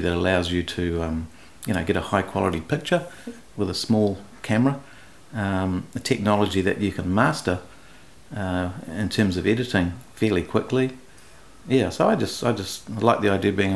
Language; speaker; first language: English; non-native, local second language; Greek